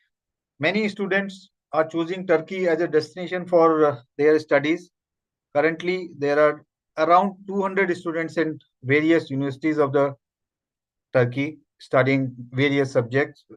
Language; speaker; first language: English; non-native, local second language; Hindi